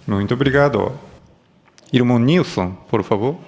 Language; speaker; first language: Portuguese; non-native, fluent; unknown